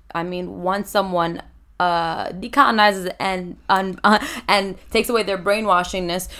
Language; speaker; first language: English; early bilingual, other home language; Spanish